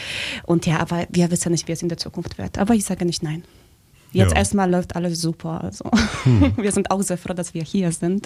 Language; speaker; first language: German; non-native, fluent; Polish